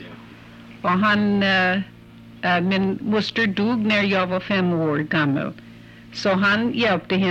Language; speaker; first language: Swedish; early bilingual, heritage; English